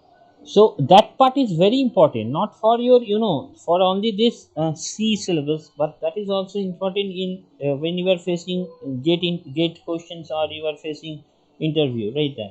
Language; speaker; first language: English; non-native, local second language; Bangla